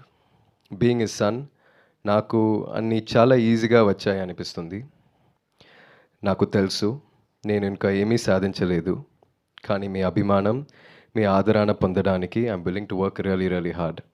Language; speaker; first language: Telugu; non-native, local second language; Tamil